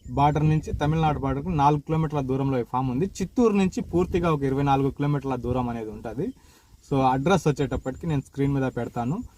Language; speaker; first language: Telugu; non-native, local second language; Urdu